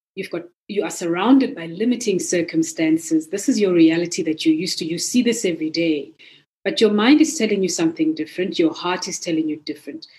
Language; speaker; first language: English; non-native, local second language; Zulu